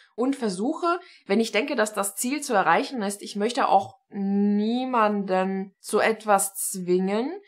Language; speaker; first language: German; non-native, fluent; Estonian